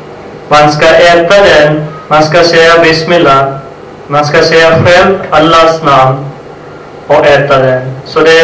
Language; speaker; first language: Swedish; non-native, fluent; Urdu